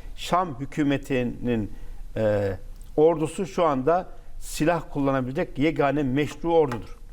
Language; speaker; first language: Turkish; native; Turkish